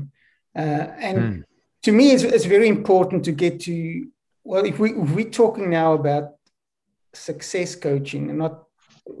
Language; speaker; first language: English; non-native, local second language; Afrikaans